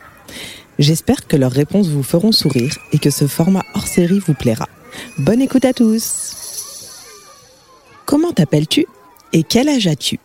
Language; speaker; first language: French; native; French